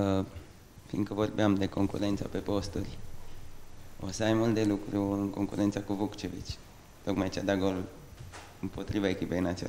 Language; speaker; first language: Romanian; native; Romanian